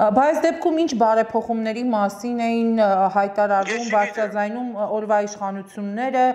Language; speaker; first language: Armenian; native; Armenian